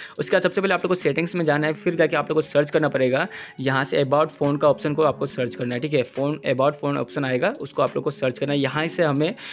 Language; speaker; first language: Hindi; non-native, local second language; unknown